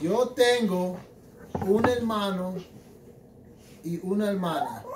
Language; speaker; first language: Spanish; non-native, learner; English